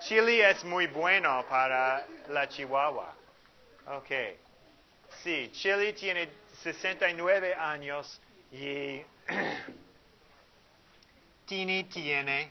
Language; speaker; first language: Spanish; non-native, fluent; English